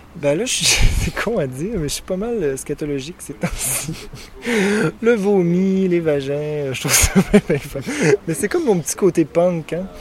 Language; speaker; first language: French; native; French